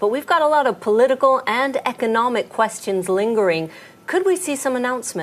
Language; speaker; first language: English; native; English